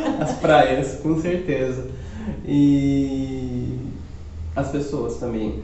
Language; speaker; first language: Portuguese; non-native, fluent; Spanish